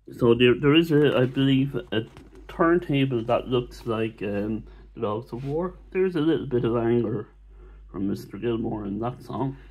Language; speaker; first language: English; native; English